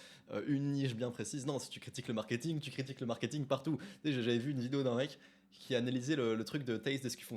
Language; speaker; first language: French; native; French